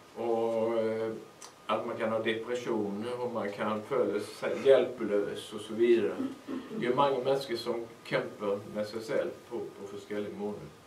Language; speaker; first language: Swedish; native; Swedish